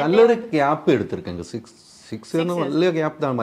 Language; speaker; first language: Tamil; non-native, learner; Malayalam